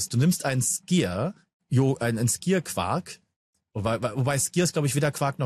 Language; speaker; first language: German; native; German